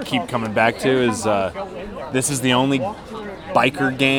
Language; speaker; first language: English; native; English